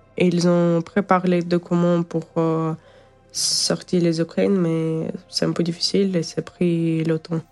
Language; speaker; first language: French; non-native, learner; Ukrainian